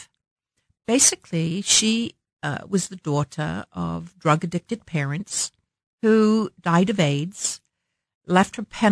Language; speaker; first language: English; native; English